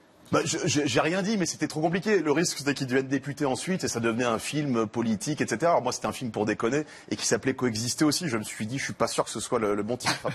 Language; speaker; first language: French; native; French